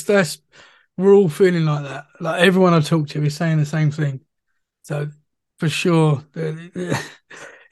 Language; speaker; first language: English; native; English